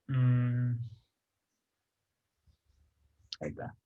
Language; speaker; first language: Spanish; native; Spanish